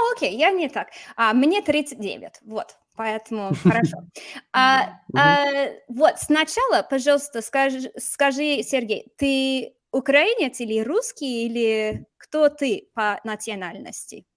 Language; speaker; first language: Russian; non-native, fluent; English